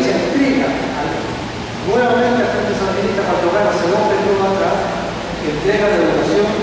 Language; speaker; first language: Spanish; native; Spanish